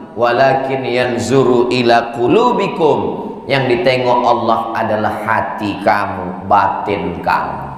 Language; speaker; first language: Malay; native; Malay